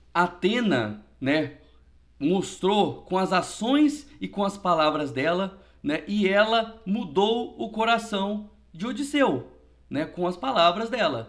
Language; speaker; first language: Portuguese; native; Portuguese